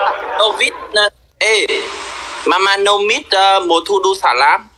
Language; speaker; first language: Vietnamese; non-native, learner; Indonesian